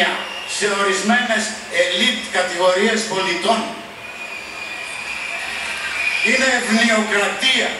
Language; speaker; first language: Greek; native; Greek